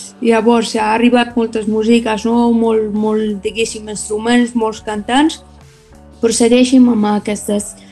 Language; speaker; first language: Catalan; non-native, fluent; Persian